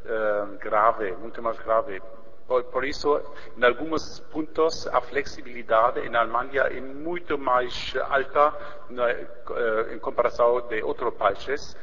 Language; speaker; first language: Portuguese; non-native, learner; German